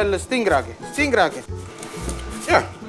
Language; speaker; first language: Latvian; non-native, learner; Italian